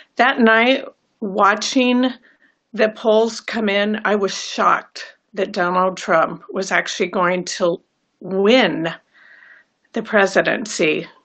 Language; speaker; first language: English; native; English